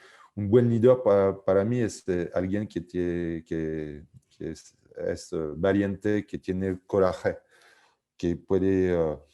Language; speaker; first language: Spanish; non-native, fluent; French